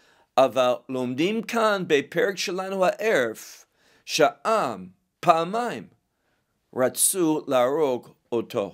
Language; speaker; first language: Hebrew; non-native, fluent; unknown